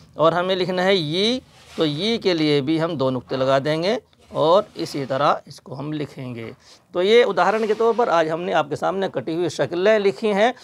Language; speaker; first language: Hindi; native; Hindi